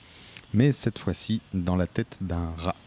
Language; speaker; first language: French; native; French